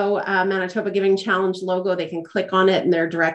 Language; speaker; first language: English; native; English